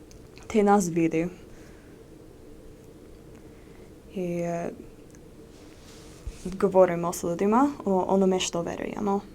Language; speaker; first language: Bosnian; non-native, learner; English